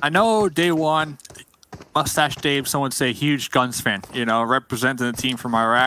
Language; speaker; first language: English; native; English